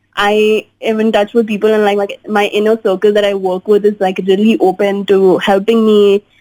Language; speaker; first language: English; non-native, local second language; Hindi